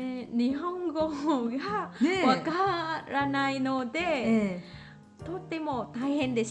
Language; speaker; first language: Japanese; non-native, learner; Vietnamese